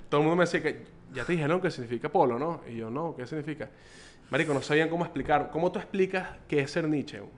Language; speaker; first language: Spanish; native; Spanish